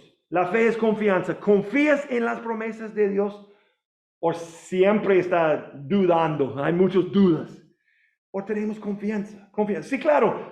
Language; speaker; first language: Spanish; non-native, learner; English